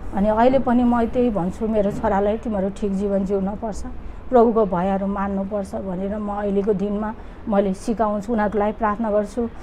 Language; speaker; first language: Nepali; native; Nepali